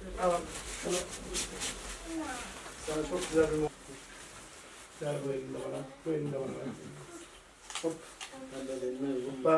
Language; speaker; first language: Turkish; native; Turkish